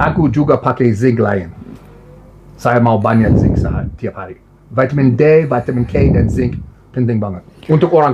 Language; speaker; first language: Indonesian; non-native, learner; English